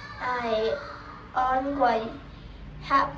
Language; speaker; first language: English; non-native, learner; Vietnamese